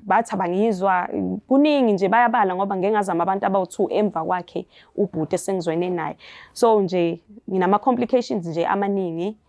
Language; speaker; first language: Zulu; native; Zulu